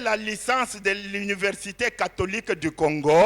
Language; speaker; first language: French; non-native, local second language; Lingala